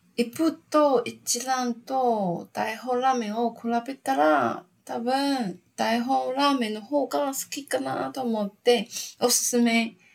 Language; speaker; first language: Japanese; non-native, learner; Chinese